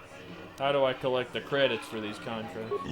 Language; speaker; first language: English; native; English